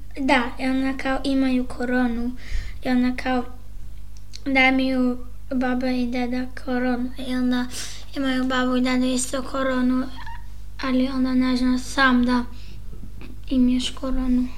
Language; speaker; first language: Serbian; early bilingual, heritage; Serbian